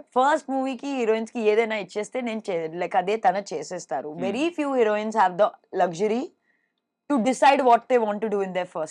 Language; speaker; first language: Telugu; non-native, learner; Hindi